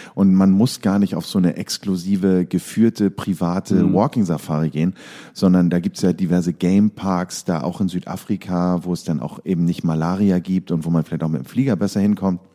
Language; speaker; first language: German; native; German